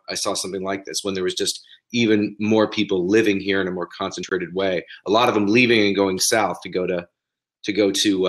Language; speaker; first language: English; native; English